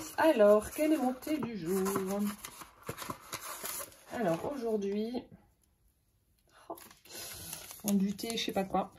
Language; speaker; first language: French; native; French